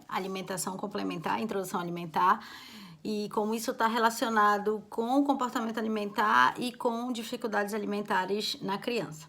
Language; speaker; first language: Portuguese; native; Portuguese